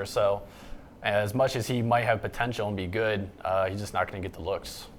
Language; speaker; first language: English; native; English